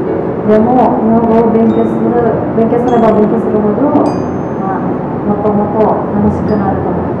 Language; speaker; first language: Japanese; non-native, learner; Indonesian